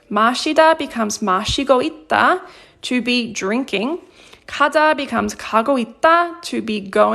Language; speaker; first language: Korean; non-native, fluent; English